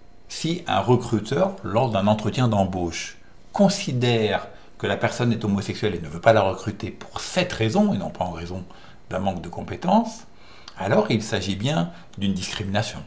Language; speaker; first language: French; native; French